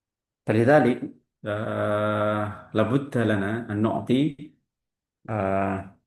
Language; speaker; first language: Arabic; non-native, fluent; Indonesian